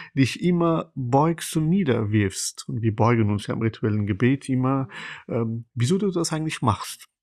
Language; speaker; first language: German; non-native, fluent; Persian